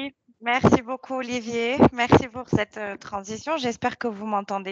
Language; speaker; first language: French; native; French